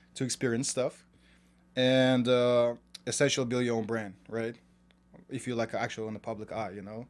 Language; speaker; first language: English; non-native, fluent; Kazakh